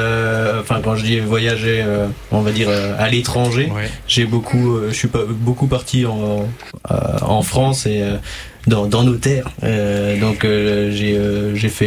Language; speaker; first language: French; native; French